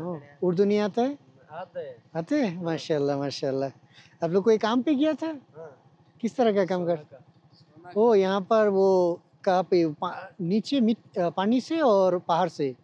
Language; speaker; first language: Hindi; non-native, fluent; Bangla